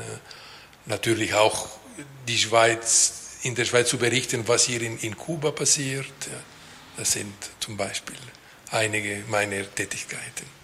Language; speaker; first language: German; non-native, local second language; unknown